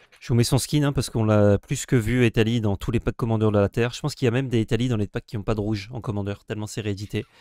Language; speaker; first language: French; native; French